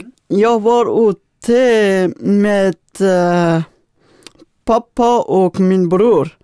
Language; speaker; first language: Swedish; non-native, learner; Persian